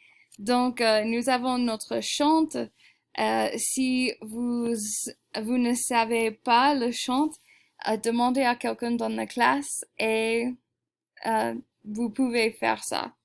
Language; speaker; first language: French; non-native, fluent; English